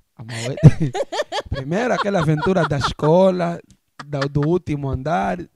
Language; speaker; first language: Portuguese; native; Portuguese